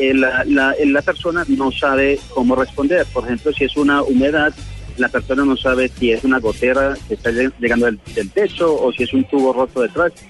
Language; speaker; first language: Spanish; early bilingual, heritage; Spanish